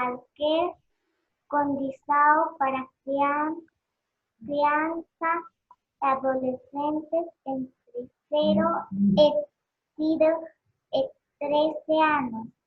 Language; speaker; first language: Portuguese; non-native, learner; Spanish